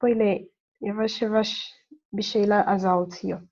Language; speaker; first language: Turkish; non-native, fluent; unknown